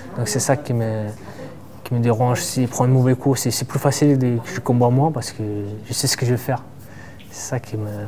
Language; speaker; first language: French; non-native, fluent; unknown